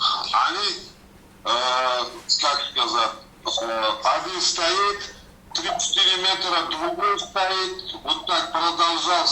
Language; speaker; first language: Russian; non-native, learner; Uzbek